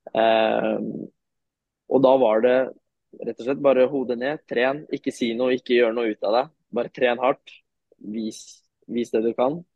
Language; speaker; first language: Norwegian; native; Norwegian